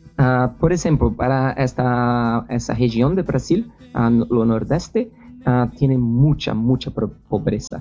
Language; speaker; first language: Spanish; non-native, learner; Portuguese